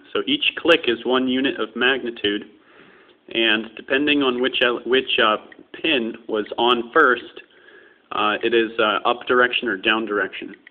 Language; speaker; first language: English; native; English